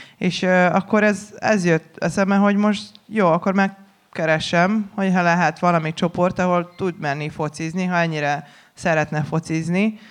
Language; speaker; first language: Hungarian; non-native, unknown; Serbian